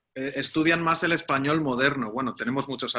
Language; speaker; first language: Spanish; native; Spanish